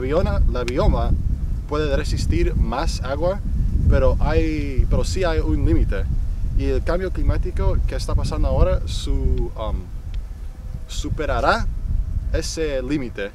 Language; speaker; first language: Spanish; non-native, fluent; English